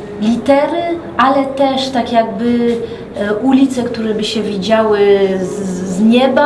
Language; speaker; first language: Polish; early bilingual, heritage; French